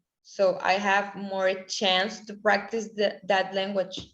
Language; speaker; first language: English; non-native, learner; Spanish